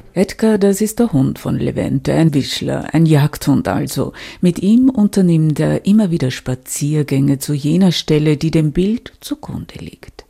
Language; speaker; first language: German; native; German